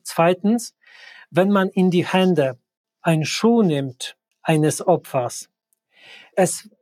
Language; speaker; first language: German; non-native, fluent; Polish